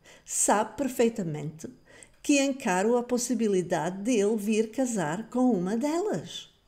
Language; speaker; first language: Portuguese; non-native, fluent; English